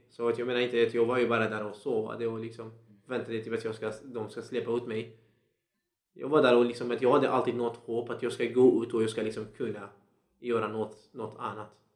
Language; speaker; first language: Swedish; non-native, fluent; Central Kurdish